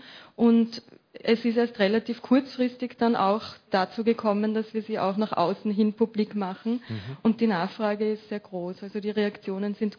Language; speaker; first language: German; native; German